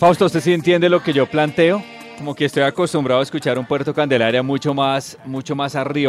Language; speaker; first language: Spanish; native; Spanish